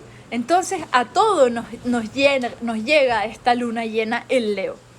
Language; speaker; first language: Spanish; native; Spanish